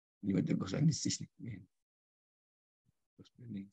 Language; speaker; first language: English; non-native, local second language; Malay